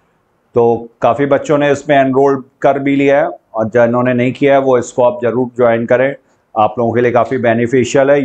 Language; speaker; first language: Hindi; native; Hindi